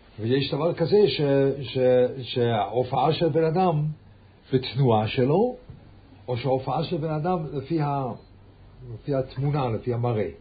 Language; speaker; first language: Hebrew; non-native, fluent; English